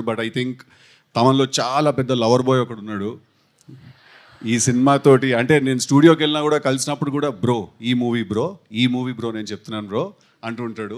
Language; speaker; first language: Telugu; native; Telugu